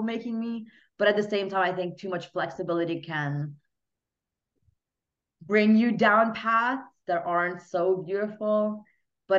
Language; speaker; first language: English; non-native, fluent; Hungarian